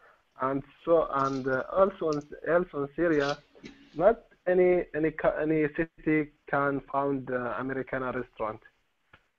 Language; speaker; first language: English; non-native, learner; Arabic